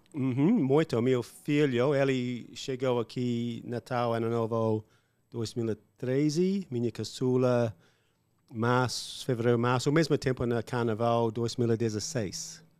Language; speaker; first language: Portuguese; non-native, learner; English